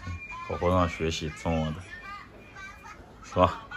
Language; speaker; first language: Chinese; native; Chinese